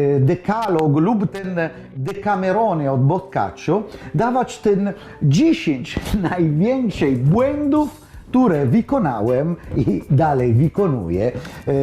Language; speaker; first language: Polish; non-native, learner; Italian